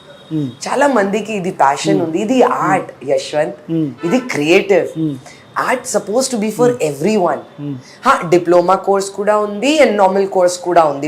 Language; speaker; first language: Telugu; non-native, fluent; Hindi